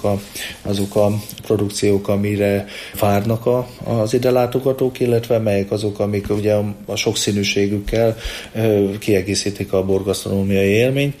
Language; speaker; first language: Hungarian; native; Hungarian